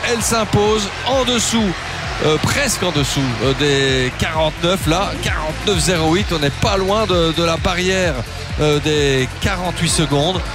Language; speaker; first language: French; native; French